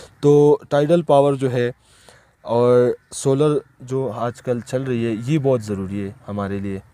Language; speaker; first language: Urdu; non-native, local second language; Pashto